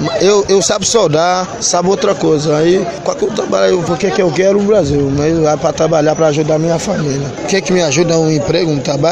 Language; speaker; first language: Portuguese; non-native, learner; Haitian Creole